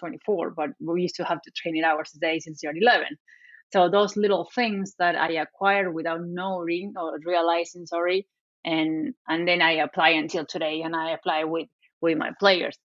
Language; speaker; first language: English; non-native, fluent; Spanish